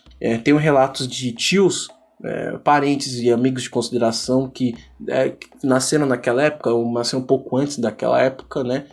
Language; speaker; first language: Portuguese; early bilingual, other home language; Igbo